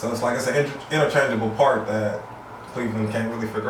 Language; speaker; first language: English; native; English